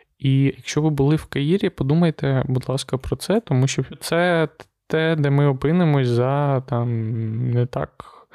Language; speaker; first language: Ukrainian; non-native, local second language; Russian